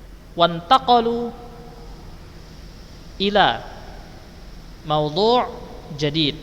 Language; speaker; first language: Arabic; non-native, fluent; Indonesian